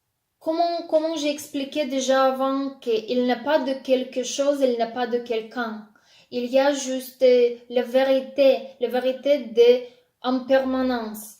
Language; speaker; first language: French; non-native, fluent; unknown